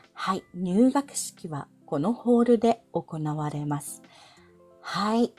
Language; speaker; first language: Japanese; non-native, fluent; Filipino